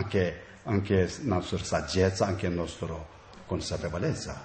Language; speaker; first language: Italian; non-native, learner; Tibetan